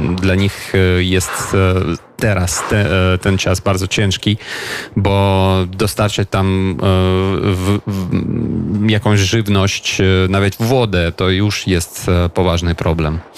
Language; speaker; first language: Polish; non-native, fluent; Ukrainian